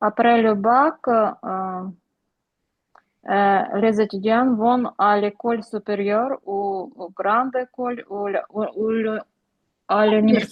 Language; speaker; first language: French; non-native, learner; Ukrainian